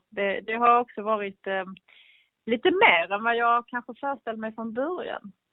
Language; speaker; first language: Swedish; native; Swedish